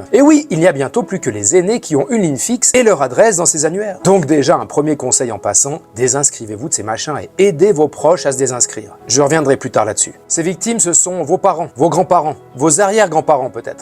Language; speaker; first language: French; native; French